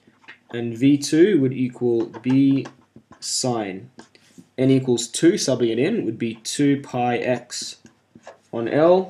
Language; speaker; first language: English; native; English